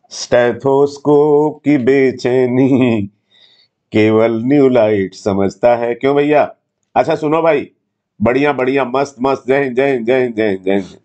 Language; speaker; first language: Hindi; native; Hindi